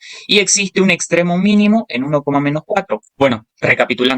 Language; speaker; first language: Spanish; native; Spanish